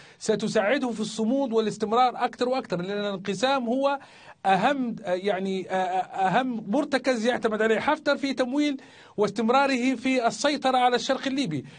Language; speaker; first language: Arabic; native; Arabic